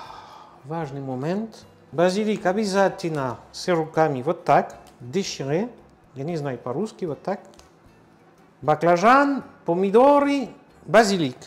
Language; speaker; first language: Russian; non-native, learner; French